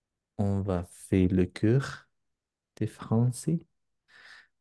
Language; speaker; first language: French; non-native, learner; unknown